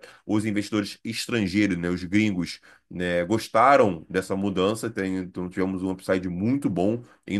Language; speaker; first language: Portuguese; native; Portuguese